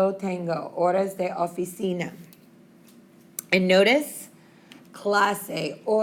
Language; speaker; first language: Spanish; non-native, fluent; English